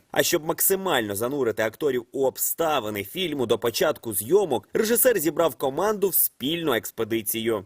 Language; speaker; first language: Ukrainian; native; Ukrainian